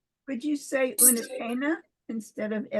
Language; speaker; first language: Spanish; non-native, learner; English